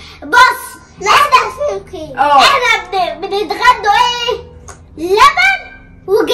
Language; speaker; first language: Arabic; native; Arabic